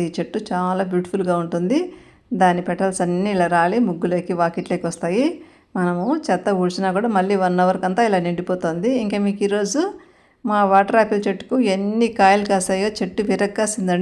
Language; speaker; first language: Telugu; native; Telugu